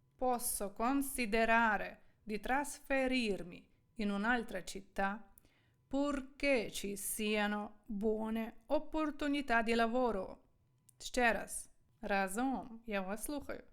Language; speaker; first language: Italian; non-native, fluent; Ukrainian